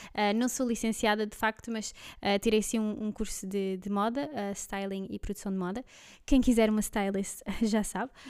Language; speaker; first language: Portuguese; non-native, fluent; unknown